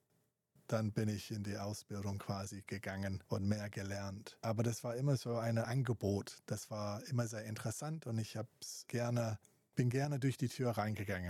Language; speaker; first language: German; non-native, fluent; English